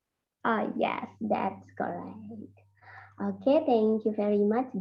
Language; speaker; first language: English; non-native, fluent; Indonesian